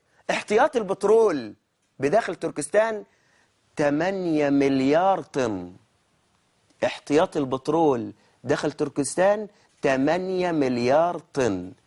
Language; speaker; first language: Arabic; native; Arabic